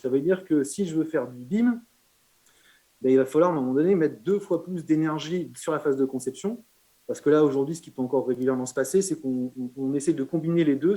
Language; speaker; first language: French; native; French